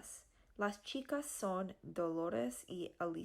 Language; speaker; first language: Spanish; non-native, learner; English